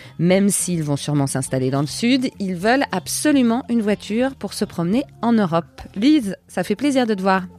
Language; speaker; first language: French; native; French